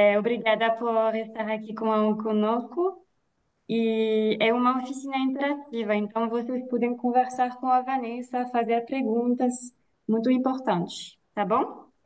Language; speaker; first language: Portuguese; non-native, fluent; French